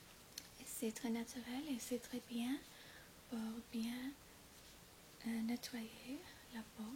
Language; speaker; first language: French; non-native, fluent; English